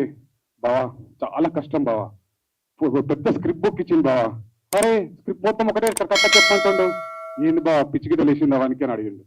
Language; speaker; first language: Telugu; native; Telugu